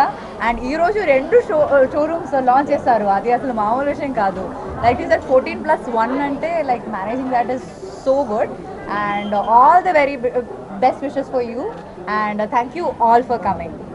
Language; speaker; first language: Telugu; non-native, fluent; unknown